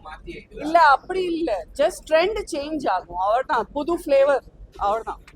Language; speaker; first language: Tamil; non-native, fluent; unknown